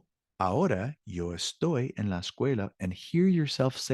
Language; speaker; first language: Spanish; non-native, learner; English